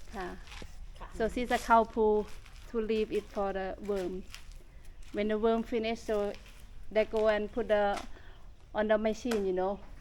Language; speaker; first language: English; non-native, fluent; Thai